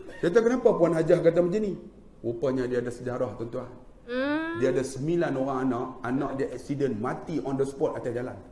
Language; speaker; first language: Malay; native; Malay